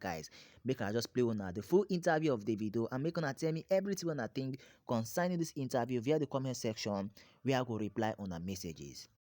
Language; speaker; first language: Nigerian Pidgin; native; Nigerian Pidgin